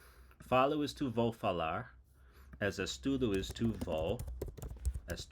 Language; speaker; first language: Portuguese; non-native, fluent; English